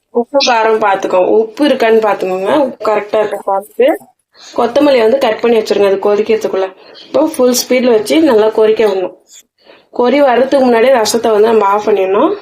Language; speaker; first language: Tamil; native; Tamil